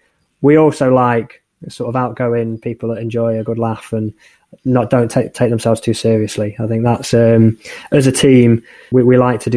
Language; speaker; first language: English; native; English